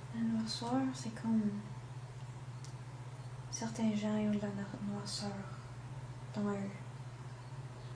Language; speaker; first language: French; non-native, local second language; English